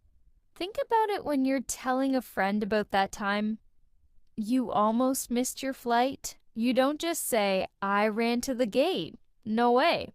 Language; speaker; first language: English; non-native, fluent; Spanish